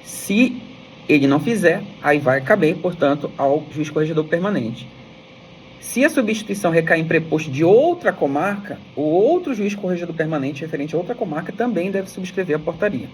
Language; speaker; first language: Portuguese; native; Portuguese